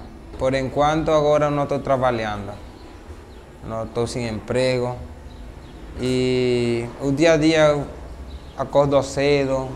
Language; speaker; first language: Portuguese; non-native, learner; Spanish